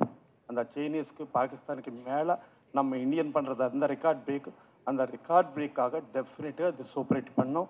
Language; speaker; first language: Tamil; non-native, local second language; Telugu